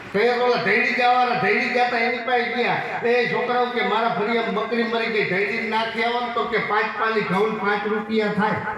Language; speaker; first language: Gujarati; native; Gujarati